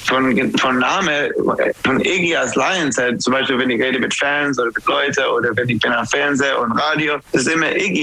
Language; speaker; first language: German; non-native, learner; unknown